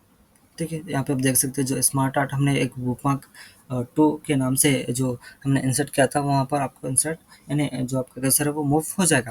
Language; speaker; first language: Hindi; native; Hindi